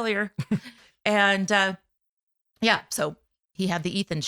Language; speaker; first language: English; native; English